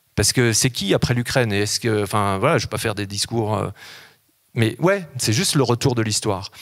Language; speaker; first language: French; native; French